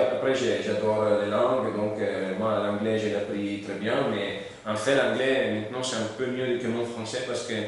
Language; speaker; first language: French; non-native, learner; Italian